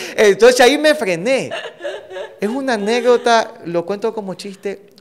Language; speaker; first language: Spanish; native; Spanish